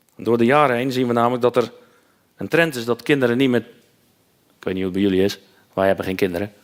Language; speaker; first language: Dutch; native; Dutch